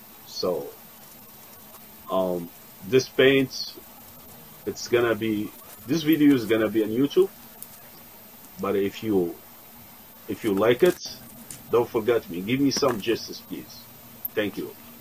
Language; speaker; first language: English; non-native, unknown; Arabic